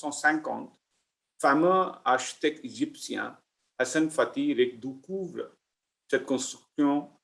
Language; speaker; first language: French; non-native, learner; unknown